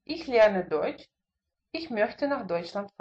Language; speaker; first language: German; non-native, fluent; Russian